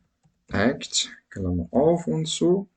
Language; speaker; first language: German; non-native, learner; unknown